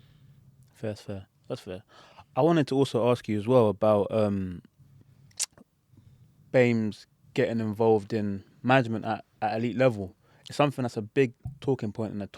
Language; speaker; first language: English; native; English